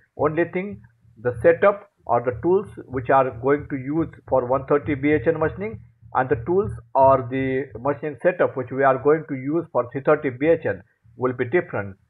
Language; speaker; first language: English; non-native, local second language; Marathi